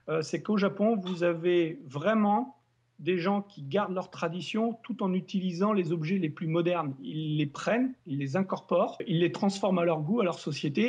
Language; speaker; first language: French; native; French